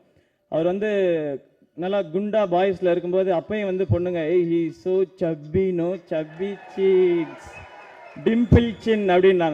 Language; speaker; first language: Tamil; native; Tamil